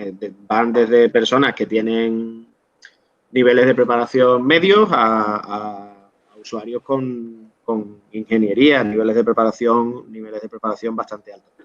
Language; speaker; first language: Spanish; native; Spanish